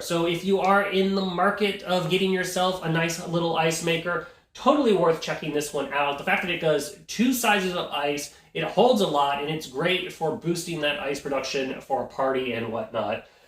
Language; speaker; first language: English; native; English